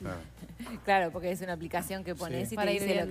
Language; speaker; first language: Spanish; native; Spanish